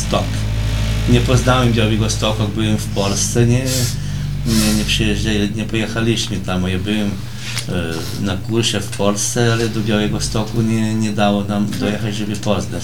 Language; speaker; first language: Polish; early bilingual, heritage; Portuguese